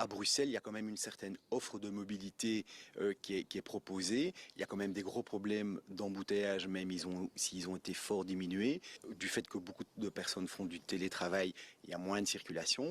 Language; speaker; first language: French; native; French